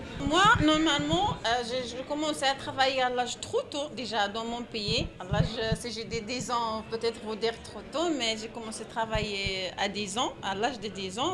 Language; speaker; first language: French; non-native, learner; Arabic